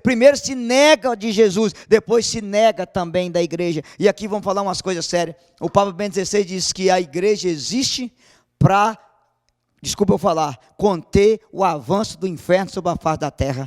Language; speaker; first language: Portuguese; native; Portuguese